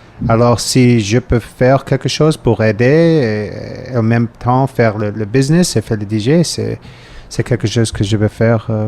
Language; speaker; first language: French; non-native, fluent; English